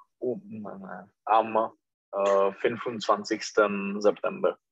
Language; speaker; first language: German; non-native, learner; Czech